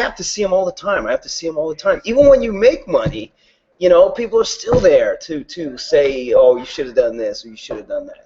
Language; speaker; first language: English; native; English